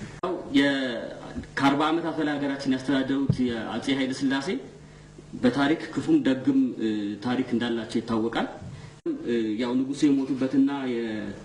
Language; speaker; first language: Amharic; native; Amharic